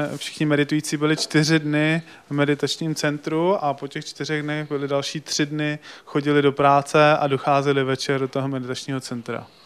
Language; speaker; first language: Czech; native; Czech